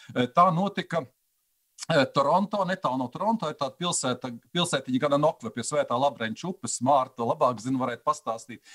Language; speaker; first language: Latvian; native; Latvian